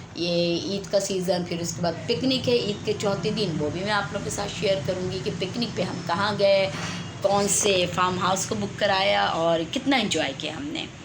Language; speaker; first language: Urdu; native; Urdu